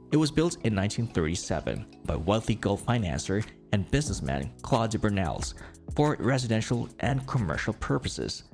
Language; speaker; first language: English; non-native, local second language; Cebuano